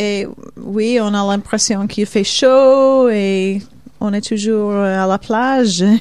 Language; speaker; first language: French; non-native, fluent; Swedish